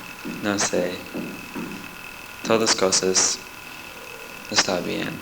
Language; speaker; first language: Spanish; non-native, learner; English